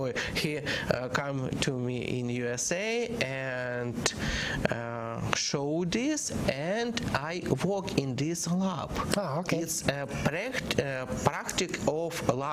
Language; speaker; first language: English; non-native, learner; Ukrainian